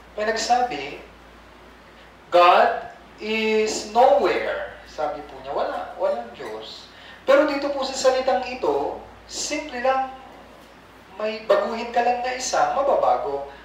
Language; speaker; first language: Filipino; non-native, local second language; Iloko